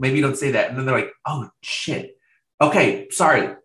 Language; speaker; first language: English; native; English